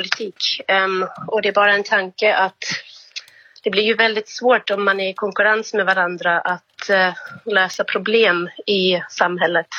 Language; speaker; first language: Swedish; non-native, fluent; German